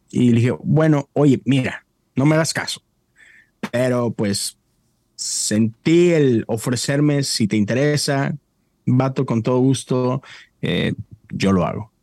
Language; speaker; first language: Spanish; native; Spanish